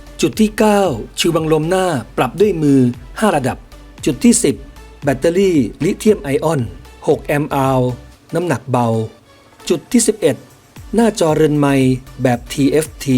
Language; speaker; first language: Thai; native; Thai